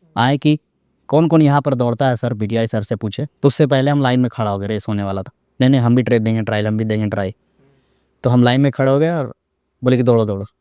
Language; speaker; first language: Hindi; native; Hindi